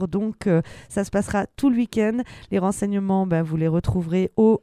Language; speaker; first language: French; native; French